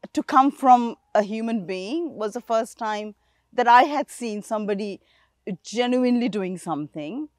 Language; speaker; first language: English; non-native, local second language; Sinhala